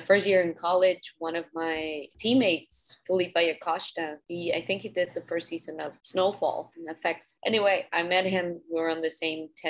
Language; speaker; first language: English; non-native, fluent; Spanish